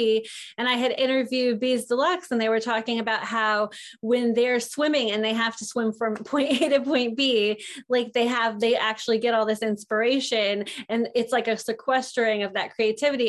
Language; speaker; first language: English; native; English